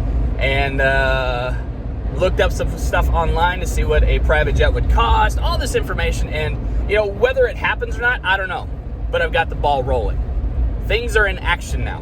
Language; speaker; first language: English; native; English